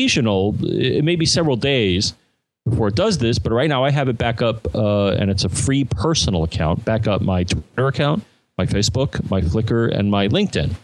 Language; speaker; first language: English; native; English